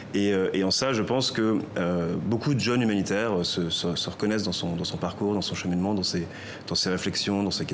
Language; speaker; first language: French; native; French